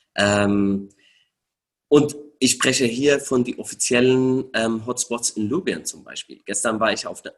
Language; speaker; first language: German; non-native, fluent; Arabic